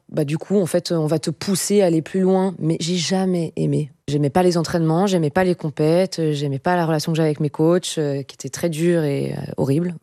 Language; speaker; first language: French; native; French